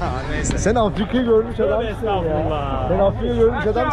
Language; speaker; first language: Turkish; native; Turkish